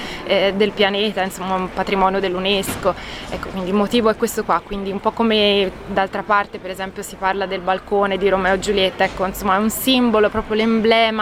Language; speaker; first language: Italian; native; Italian